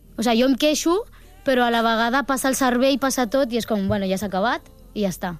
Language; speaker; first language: Catalan; early bilingual, other home language; Japanese